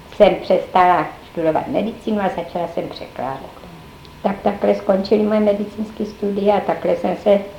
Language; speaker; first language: Czech; native; Czech